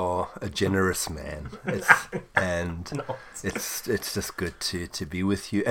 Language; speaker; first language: English; native; English